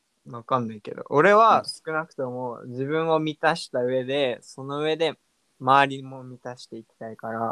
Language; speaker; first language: Japanese; native; Japanese